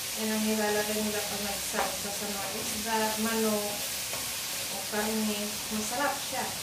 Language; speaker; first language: Filipino; native; Filipino